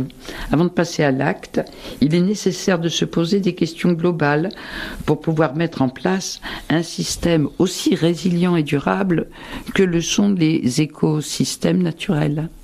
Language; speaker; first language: French; native; French